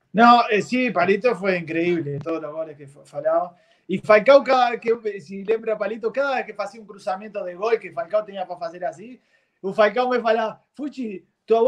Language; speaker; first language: Portuguese; non-native, fluent; Spanish